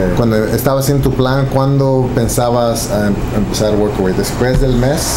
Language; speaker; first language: Spanish; early bilingual, heritage; Spanish